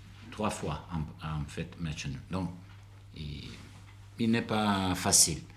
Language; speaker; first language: French; non-native, learner; Italian